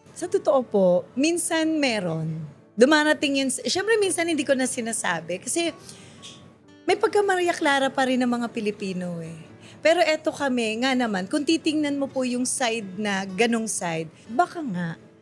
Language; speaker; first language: Filipino; native; Filipino